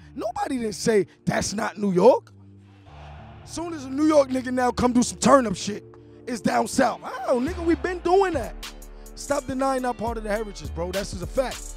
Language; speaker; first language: English; native; English